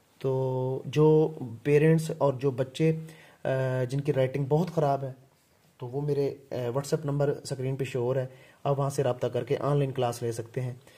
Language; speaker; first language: Hindi; non-native, local second language; Punjabi